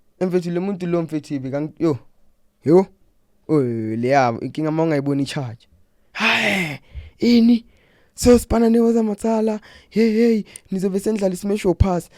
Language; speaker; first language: Zulu; non-native, local second language; Southern Sotho